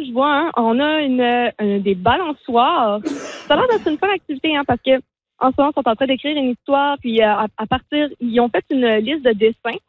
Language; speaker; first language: French; native; French